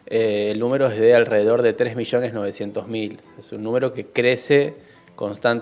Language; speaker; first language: Spanish; native; Spanish